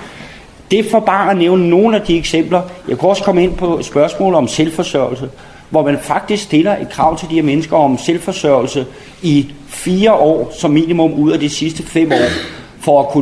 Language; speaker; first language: Danish; native; Danish